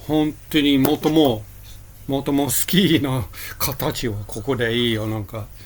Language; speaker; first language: Japanese; non-native, learner; English